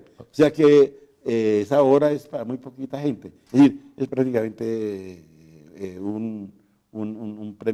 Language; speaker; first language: Spanish; native; Spanish